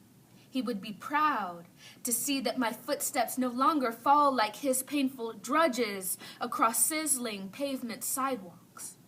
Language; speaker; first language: English; native; English